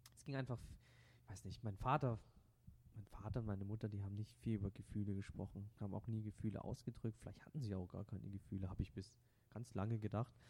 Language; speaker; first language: German; non-native, local second language; Vietnamese